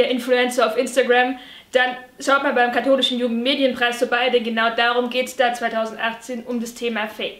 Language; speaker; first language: German; native; German